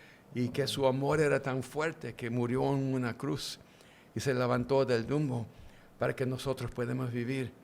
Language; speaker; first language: Spanish; early bilingual, heritage; English